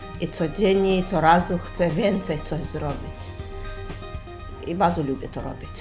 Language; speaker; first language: Polish; non-native, learner; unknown